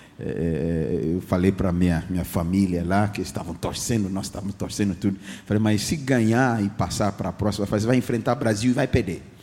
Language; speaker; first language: Portuguese; non-native, fluent; English